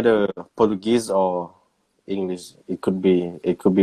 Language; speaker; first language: English; non-native, learner; Thai